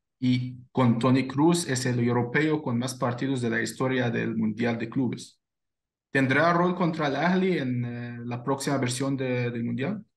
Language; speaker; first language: Spanish; non-native, fluent; Arabic